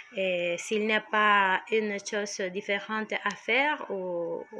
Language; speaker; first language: French; non-native, learner; Spanish